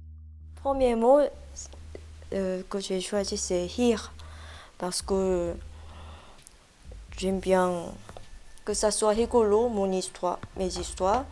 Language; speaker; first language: French; non-native, fluent; Korean